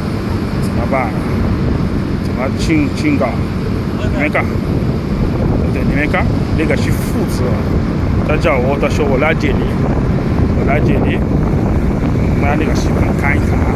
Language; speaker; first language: Chinese; non-native, learner; French